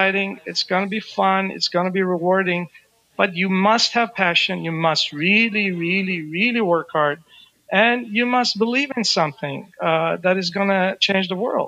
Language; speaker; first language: English; non-native, fluent; Persian